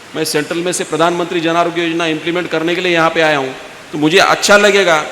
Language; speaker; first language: Hindi; non-native, local second language; Marathi